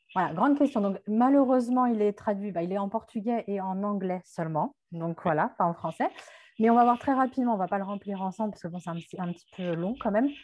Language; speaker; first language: French; native; French